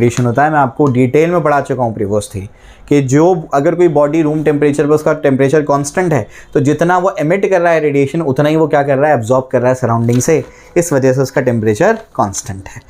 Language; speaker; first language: Hindi; native; Hindi